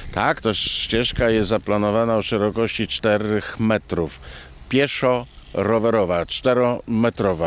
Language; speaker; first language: Polish; native; Polish